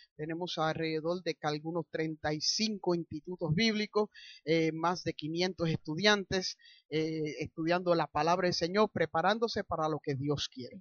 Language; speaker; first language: Spanish; early bilingual, heritage; Spanish